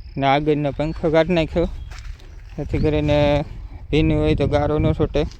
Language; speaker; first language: Gujarati; native; Gujarati